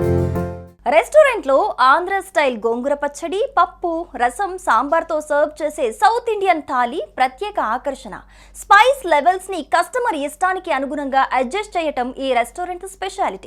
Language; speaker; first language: Telugu; native; Telugu